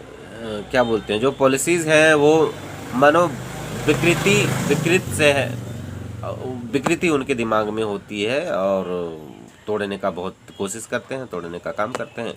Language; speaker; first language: Hindi; native; Hindi